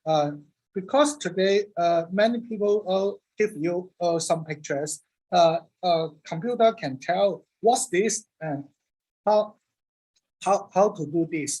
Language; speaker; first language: English; non-native, learner; Cantonese